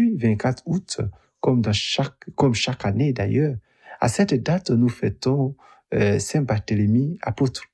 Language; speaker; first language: French; native; French